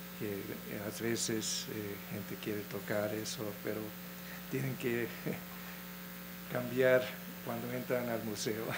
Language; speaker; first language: Spanish; non-native, fluent; English